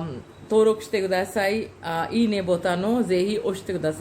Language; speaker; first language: Japanese; non-native, fluent; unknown